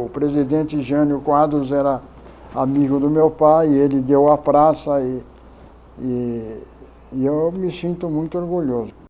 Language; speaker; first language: Portuguese; early bilingual, other home language; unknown